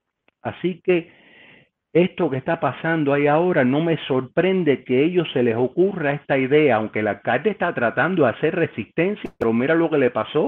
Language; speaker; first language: Spanish; native; Spanish